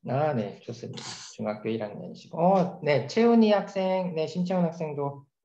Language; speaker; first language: Korean; native; Korean